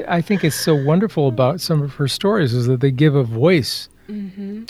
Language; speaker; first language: English; native; English